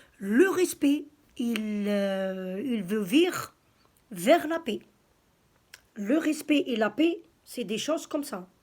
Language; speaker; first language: French; early bilingual, other home language; Arabic